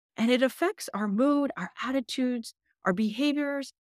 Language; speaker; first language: English; early bilingual, other home language; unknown